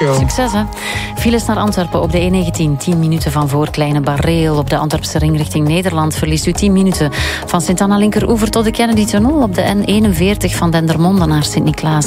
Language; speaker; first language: Dutch; native; Dutch